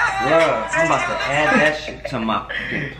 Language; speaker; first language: English; native; English